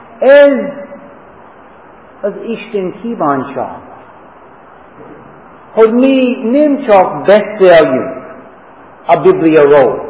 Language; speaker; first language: Hungarian; non-native, fluent; English